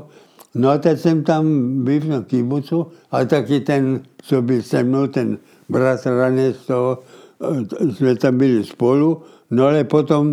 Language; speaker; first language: Czech; early bilingual, heritage; Czech